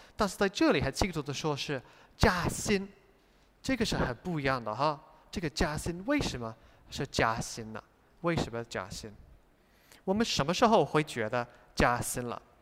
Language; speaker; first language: Chinese; non-native, fluent; English